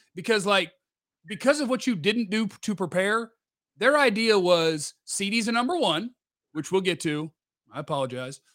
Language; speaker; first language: English; native; English